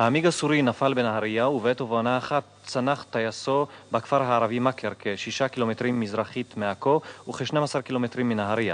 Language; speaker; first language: Hebrew; native; Hebrew